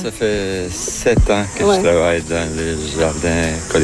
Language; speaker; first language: French; native; French